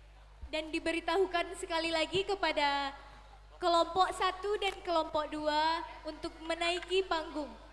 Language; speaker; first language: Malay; non-native, local second language; Minangkabau